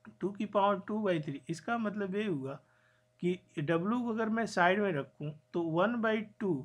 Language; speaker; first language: Hindi; native; Hindi